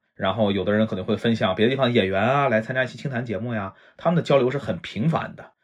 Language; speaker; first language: Chinese; native; Chinese